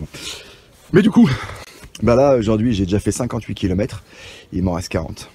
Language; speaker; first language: French; native; French